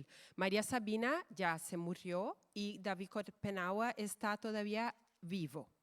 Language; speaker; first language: Spanish; non-native, fluent; Portuguese